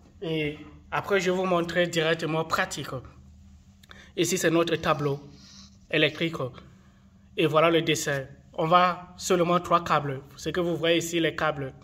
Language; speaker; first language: French; non-native, local second language; Arabic